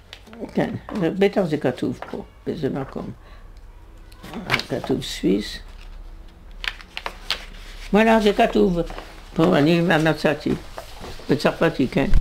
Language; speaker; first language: Hebrew; non-native, fluent; French